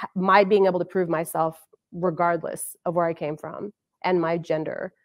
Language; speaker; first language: English; native; English